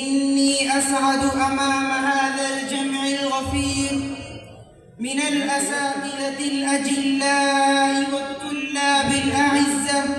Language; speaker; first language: Arabic; non-native, learner; Urdu